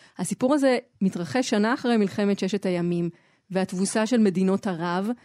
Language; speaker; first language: Hebrew; native; Hebrew